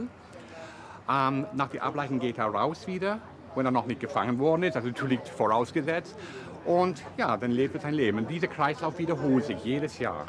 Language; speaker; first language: German; non-native, fluent; English